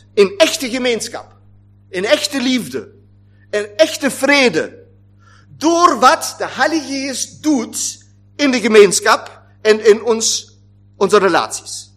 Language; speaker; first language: Dutch; non-native, fluent; German